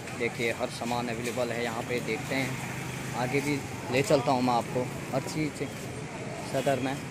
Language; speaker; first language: Hindi; native; Hindi